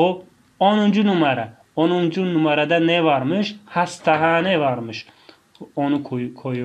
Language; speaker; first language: Turkish; non-native, fluent; Tajik